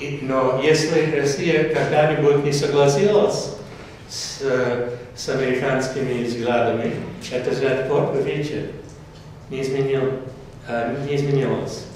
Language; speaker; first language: Russian; non-native, fluent; English